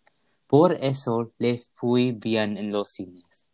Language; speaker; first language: Spanish; non-native, learner; English